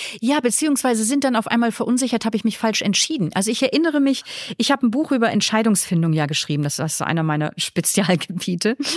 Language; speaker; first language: German; native; German